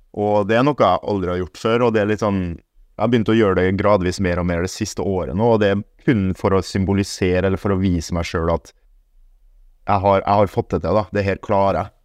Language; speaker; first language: Norwegian; early bilingual, other home language; German